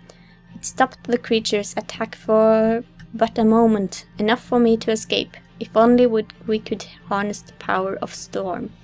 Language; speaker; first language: English; non-native, fluent; Norwegian